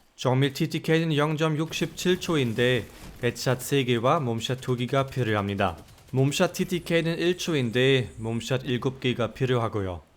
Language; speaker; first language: Korean; non-native, fluent; German